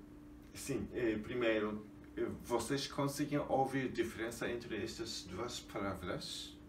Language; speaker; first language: Portuguese; non-native, fluent; Japanese